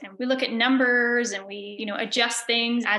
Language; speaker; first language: English; native; English